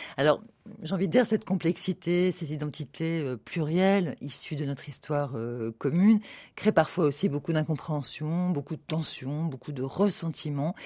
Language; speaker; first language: French; native; French